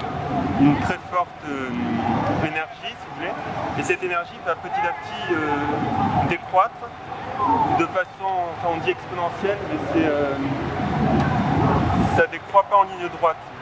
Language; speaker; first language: French; native; French